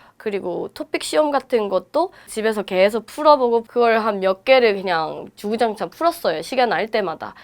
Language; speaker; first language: Korean; non-native, fluent; Burmese